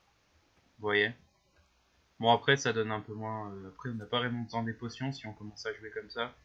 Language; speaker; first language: French; native; French